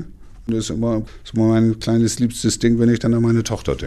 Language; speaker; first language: German; native; German